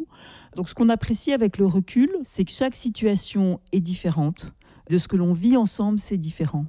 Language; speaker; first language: French; native; French